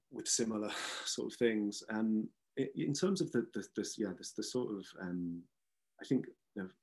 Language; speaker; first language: English; native; English